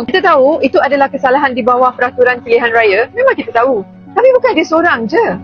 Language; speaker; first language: Malay; non-native, local second language; Tamil